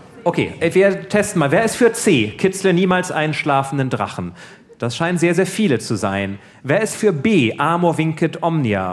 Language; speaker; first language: German; native; German